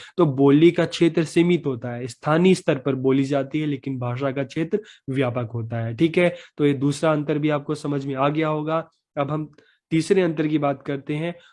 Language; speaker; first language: Hindi; native; Hindi